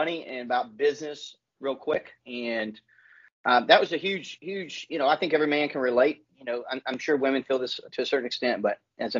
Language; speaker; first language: English; native; English